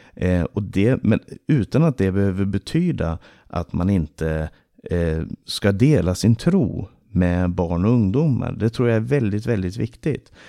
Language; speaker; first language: Swedish; native; Swedish